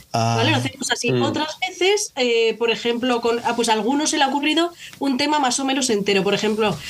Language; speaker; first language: Spanish; native; Spanish